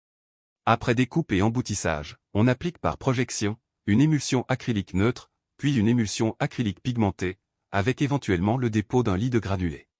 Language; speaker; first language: French; native; French